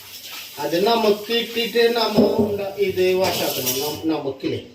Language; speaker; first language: Malayalam; non-native, learner; Hindi